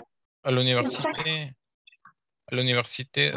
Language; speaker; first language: French; non-native, learner; Spanish